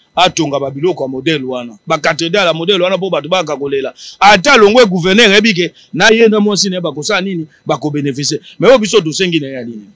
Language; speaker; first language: Lingala; native; Lingala